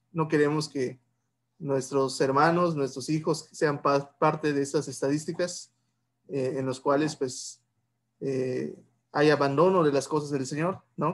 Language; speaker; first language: Spanish; native; Spanish